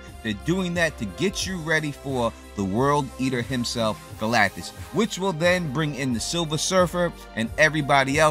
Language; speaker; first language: English; native; English